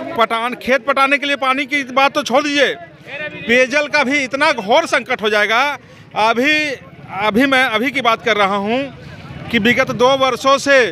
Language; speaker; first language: Hindi; native; Hindi